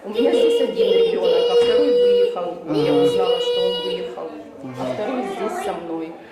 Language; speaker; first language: Russian; native; Russian